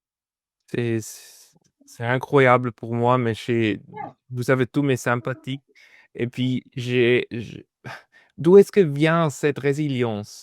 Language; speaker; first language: French; non-native, fluent; German